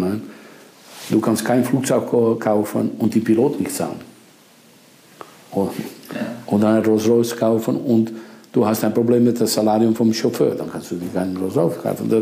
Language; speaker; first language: German; non-native, fluent; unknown